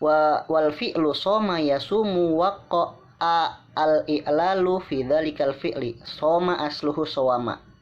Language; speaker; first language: Arabic; non-native, learner; Indonesian